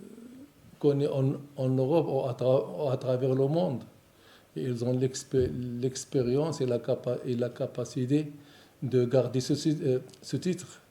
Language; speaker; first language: French; non-native, local second language; Arabic